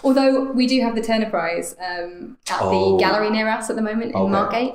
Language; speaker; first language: English; native; English